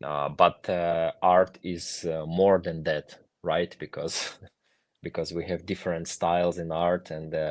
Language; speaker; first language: English; non-native, fluent; Ukrainian